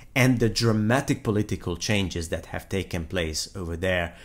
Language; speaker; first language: English; non-native, fluent; Hungarian